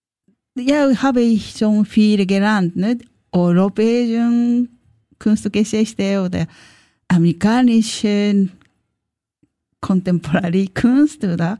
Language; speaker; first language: German; non-native, learner; Japanese